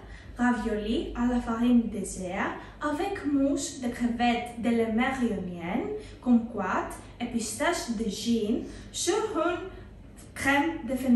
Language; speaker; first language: French; non-native, learner; Greek